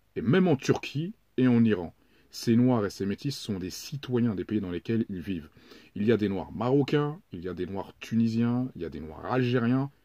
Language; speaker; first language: French; native; French